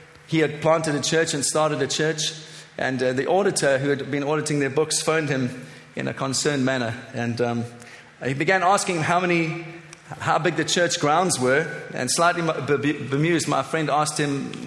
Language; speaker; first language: English; native; English